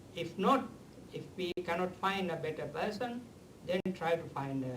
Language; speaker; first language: English; non-native, local second language; Sinhala